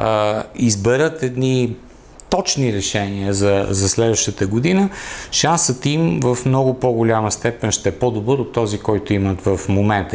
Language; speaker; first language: Bulgarian; native; Bulgarian